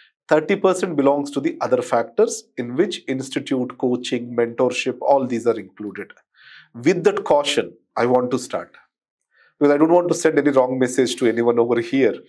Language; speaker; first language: English; non-native, local second language; Telugu